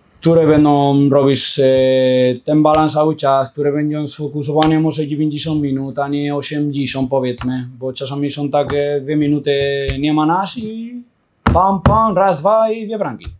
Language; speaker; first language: Polish; non-native, fluent; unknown